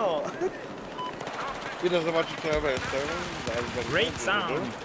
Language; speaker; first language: Polish; native; Polish